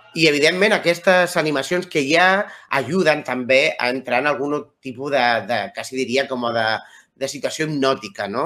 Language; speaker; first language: Catalan; non-native, local second language; Spanish